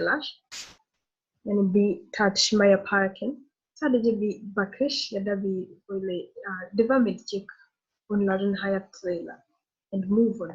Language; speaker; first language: Turkish; non-native, learner; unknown